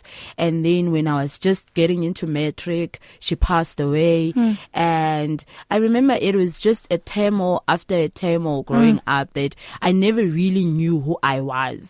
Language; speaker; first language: English; non-native, local second language; Xhosa